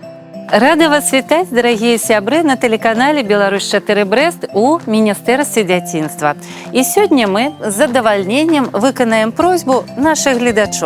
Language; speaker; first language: Belarusian; native; Belarusian